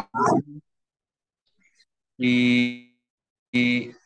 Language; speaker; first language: Arabic; non-native, learner; Indonesian